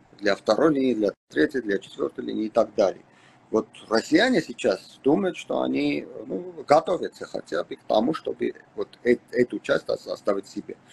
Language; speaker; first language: Russian; non-native, local second language; Armenian